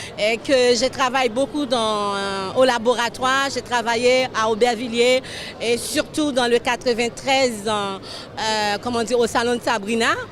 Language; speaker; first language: French; non-native, local second language; Haitian Creole